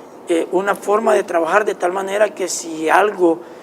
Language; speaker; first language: Spanish; native; Spanish